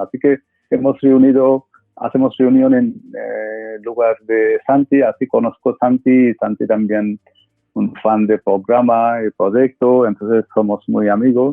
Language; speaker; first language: Spanish; non-native, fluent; Bangla